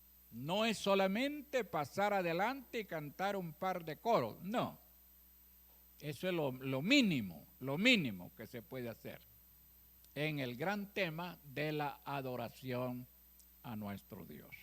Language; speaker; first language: Spanish; native; Spanish